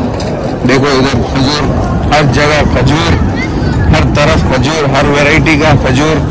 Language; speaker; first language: Hindi; native; Hindi